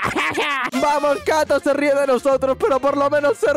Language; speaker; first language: Spanish; native; Spanish